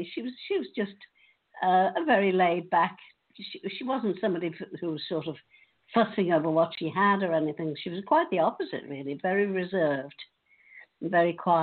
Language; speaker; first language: English; native; English